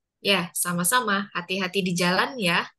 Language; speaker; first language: Indonesian; non-native, learner; Japanese